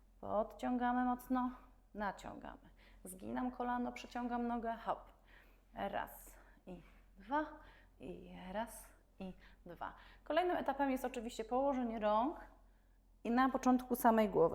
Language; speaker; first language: Polish; native; Polish